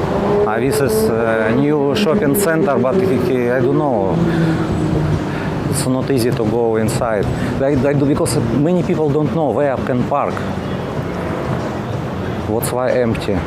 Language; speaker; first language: English; non-native, learner; Russian